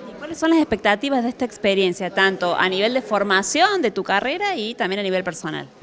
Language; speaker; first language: Spanish; native; Spanish